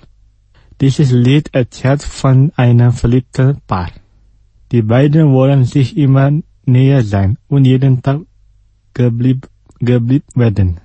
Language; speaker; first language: German; non-native, fluent; Indonesian